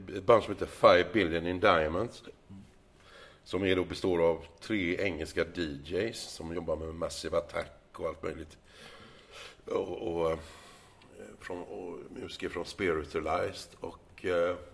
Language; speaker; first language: Swedish; native; Swedish